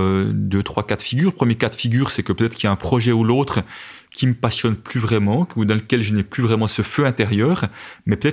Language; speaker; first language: French; native; French